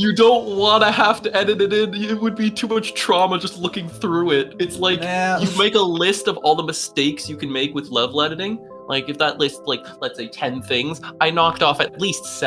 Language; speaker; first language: English; native; English